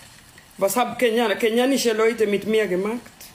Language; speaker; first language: German; non-native, learner; Swahili